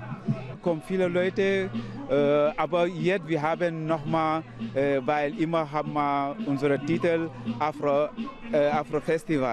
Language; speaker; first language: German; non-native, learner; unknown